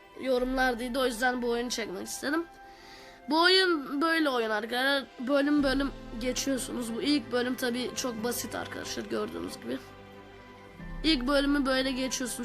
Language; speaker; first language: Turkish; native; Turkish